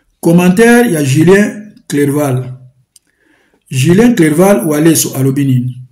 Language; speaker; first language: French; non-native, local second language; Lingala